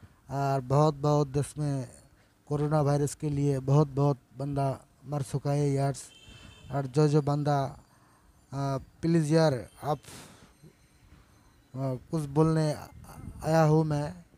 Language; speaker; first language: Hindi; non-native, learner; Bangla